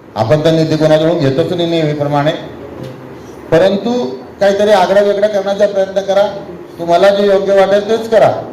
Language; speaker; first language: Marathi; non-native, local second language; Haryanvi